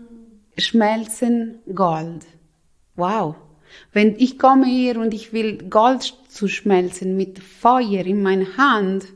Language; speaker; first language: German; non-native, local second language; Italian